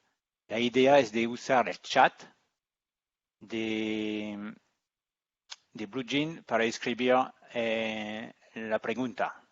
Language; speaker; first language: Spanish; non-native, learner; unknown